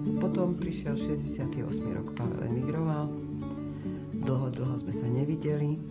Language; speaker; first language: Slovak; native; Slovak